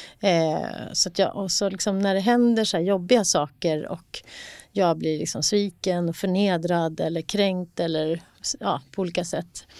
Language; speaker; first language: Swedish; native; Swedish